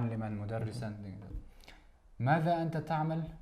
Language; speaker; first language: Arabic; non-native, fluent; Kazakh